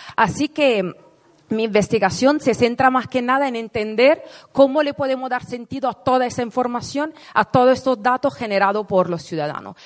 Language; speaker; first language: Spanish; non-native, fluent; Italian